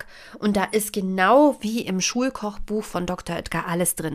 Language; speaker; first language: German; native; German